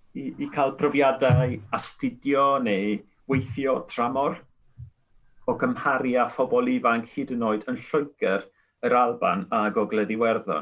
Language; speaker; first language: Welsh; non-native, fluent; Spanish